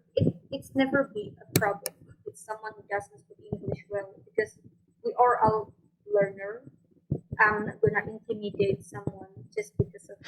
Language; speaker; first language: English; non-native, fluent; Indonesian